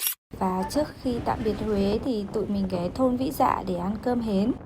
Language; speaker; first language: Vietnamese; native; Vietnamese